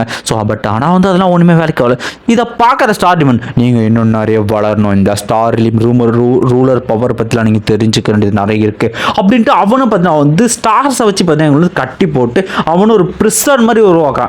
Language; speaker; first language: Tamil; native; Tamil